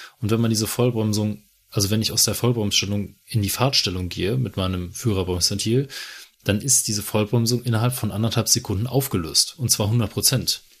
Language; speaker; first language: German; native; German